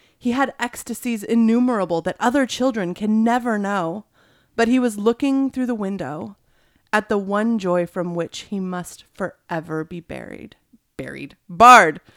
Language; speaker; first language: English; native; English